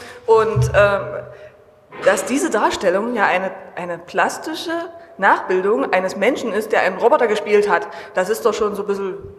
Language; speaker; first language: German; native; German